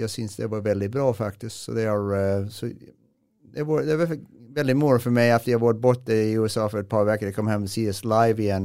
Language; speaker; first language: Swedish; non-native, fluent; English